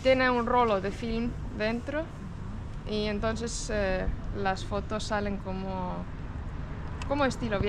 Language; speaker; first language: Spanish; non-native, fluent; Estonian